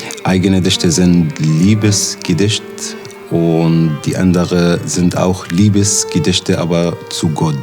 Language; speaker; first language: German; non-native, learner; Arabic